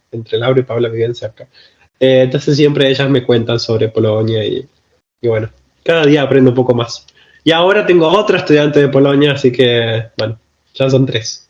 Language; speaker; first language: Spanish; native; Spanish